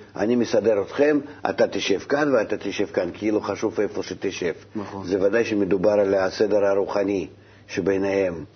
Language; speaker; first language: Hebrew; non-native, fluent; Russian